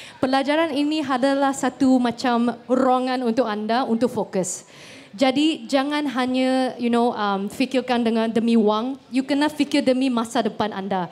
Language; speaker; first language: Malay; non-native, local second language; Chinese